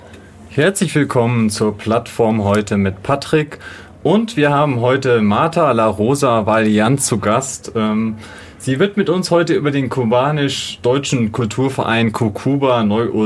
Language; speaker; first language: German; native; German